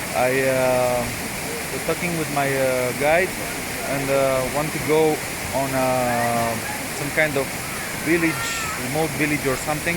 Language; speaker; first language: English; non-native, learner; Romanian